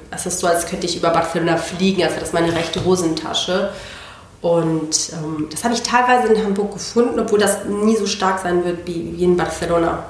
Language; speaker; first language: German; non-native, fluent; Spanish